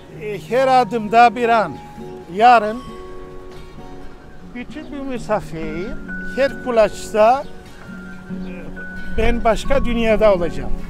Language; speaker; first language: Turkish; non-native, local second language; Greek